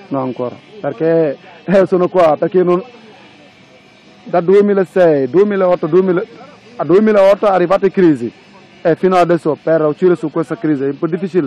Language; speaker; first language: Italian; non-native, local second language; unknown